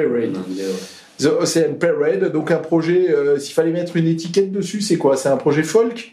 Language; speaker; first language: French; native; French